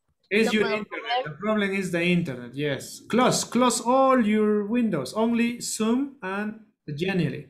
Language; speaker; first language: English; non-native, learner; Spanish